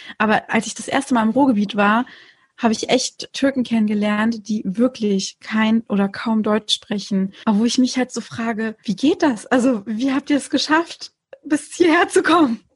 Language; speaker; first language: German; early bilingual, other home language; Turkish